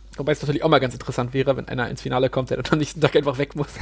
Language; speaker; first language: German; native; German